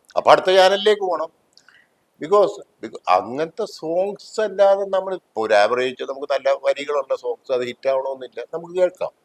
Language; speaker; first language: Malayalam; native; Malayalam